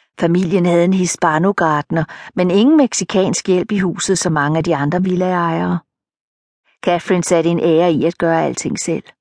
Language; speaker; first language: Danish; native; Danish